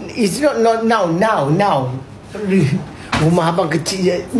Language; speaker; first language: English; non-native, local second language; Malay